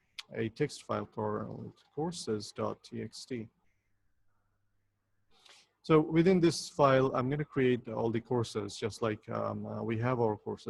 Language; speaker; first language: English; non-native, local second language; Bangla